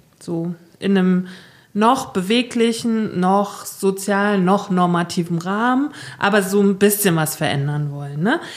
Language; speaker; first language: German; native; German